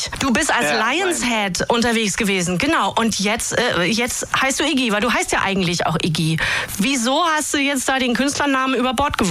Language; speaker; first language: German; native; German